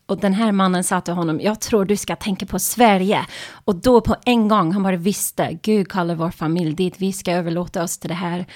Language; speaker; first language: Swedish; non-native, fluent; English